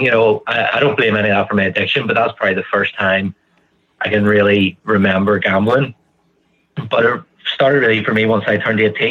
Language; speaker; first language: English; native; English